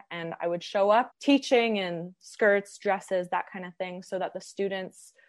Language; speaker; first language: English; native; English